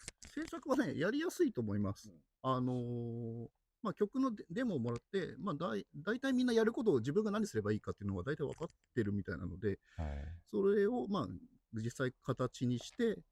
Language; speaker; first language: Japanese; native; Japanese